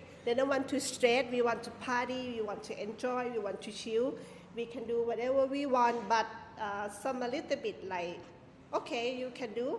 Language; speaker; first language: English; non-native, learner; Thai